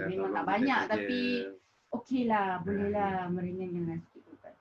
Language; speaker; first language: Malay; native; Malay